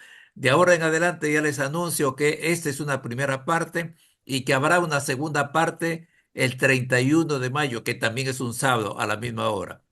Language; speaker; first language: Spanish; native; Spanish